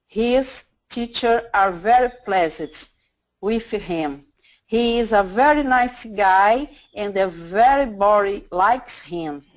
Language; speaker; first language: English; non-native, learner; Portuguese